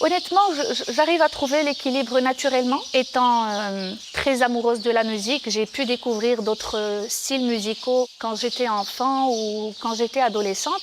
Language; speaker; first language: French; non-native, local second language; Arabic